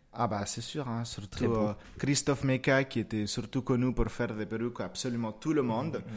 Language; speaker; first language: French; non-native, fluent; Spanish